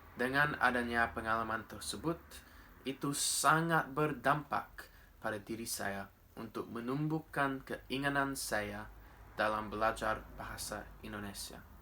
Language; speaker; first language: Indonesian; non-native, fluent; English